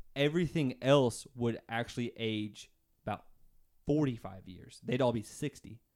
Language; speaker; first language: English; native; English